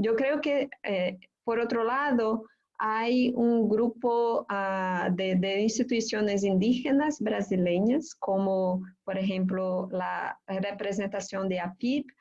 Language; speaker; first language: Spanish; non-native, fluent; Portuguese